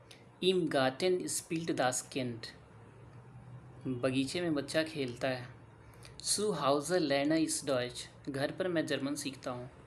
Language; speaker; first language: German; non-native, learner; Hindi